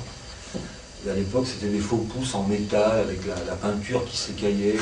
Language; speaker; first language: French; native; French